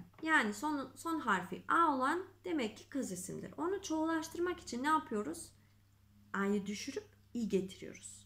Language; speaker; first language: Turkish; non-native, fluent; Macedonian